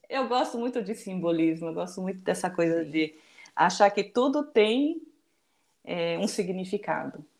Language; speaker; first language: Portuguese; early bilingual, other home language; Japanese